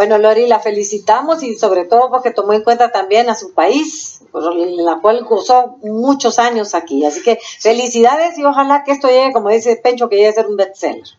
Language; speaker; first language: Spanish; native; Spanish